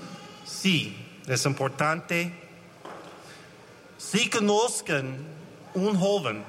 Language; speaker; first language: Spanish; non-native, learner; English